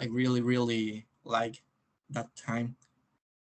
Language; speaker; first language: English; non-native, learner; Spanish